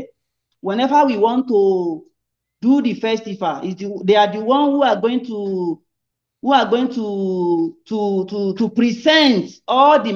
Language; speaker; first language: English; non-native, local second language; Yoruba